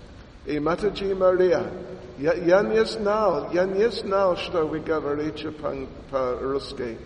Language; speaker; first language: Russian; non-native, learner; English